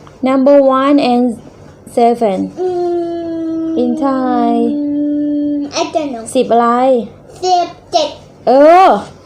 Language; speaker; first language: English; non-native, learner; Thai